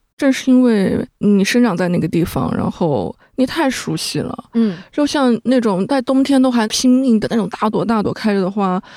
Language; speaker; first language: Chinese; native; Chinese